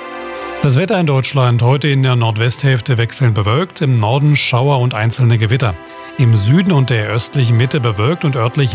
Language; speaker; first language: German; native; German